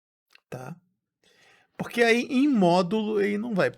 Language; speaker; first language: Portuguese; native; Portuguese